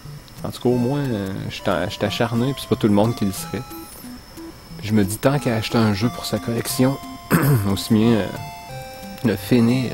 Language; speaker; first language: French; native; French